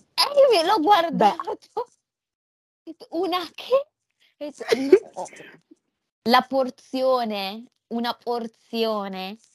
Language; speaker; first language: Italian; early bilingual, heritage; Italian